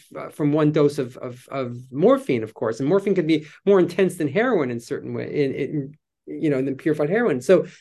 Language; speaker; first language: English; native; English